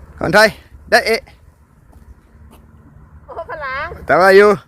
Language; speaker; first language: Thai; non-native, learner; German